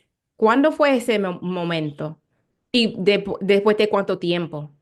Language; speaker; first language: Spanish; non-native, learner; English